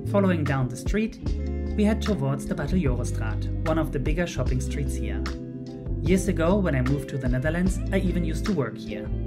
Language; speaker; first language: English; non-native, fluent; Dutch